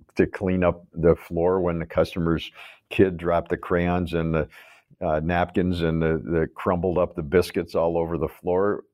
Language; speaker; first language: English; native; English